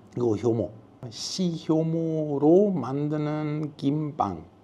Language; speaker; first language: Korean; non-native, learner; Italian